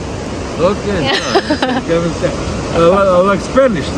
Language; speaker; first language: English; non-native, learner; Bosnian